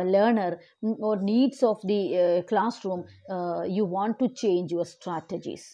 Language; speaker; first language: English; non-native, local second language; Malayalam